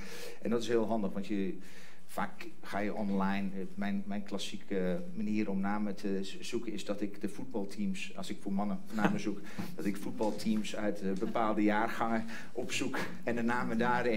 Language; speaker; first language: Dutch; non-native, fluent; English